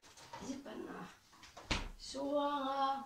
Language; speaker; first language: Finnish; native; Finnish